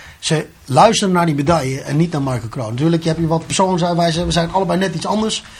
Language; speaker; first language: Dutch; native; Dutch